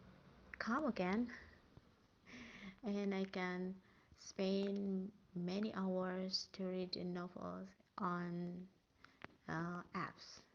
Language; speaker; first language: English; non-native, learner; Indonesian